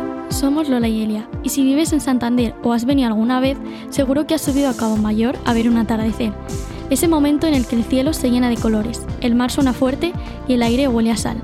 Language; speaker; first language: Spanish; native; Spanish